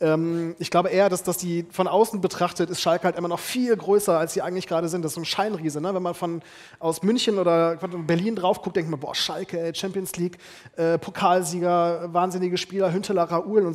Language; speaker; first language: German; native; German